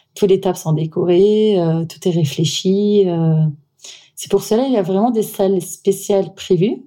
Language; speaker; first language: French; non-native, fluent; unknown